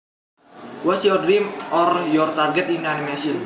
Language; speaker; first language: English; non-native, learner; Indonesian